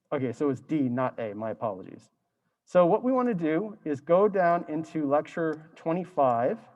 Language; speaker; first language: English; native; English